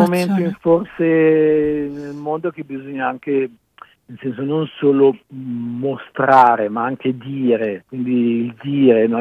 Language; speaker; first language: Italian; native; Italian